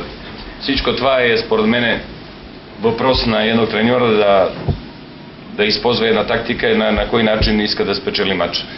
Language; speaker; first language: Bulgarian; non-native, learner; Serbian